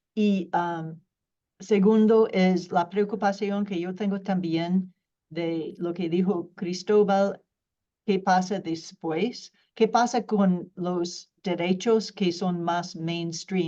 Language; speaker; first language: Spanish; non-native, fluent; English